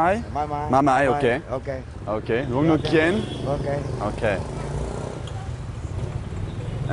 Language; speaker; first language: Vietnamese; non-native, learner; English